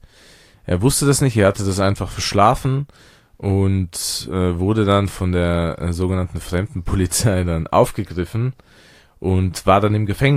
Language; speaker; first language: German; early bilingual, other home language; Persian